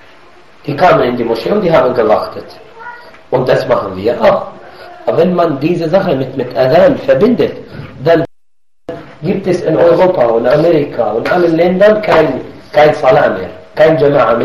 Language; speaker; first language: German; non-native, fluent; Arabic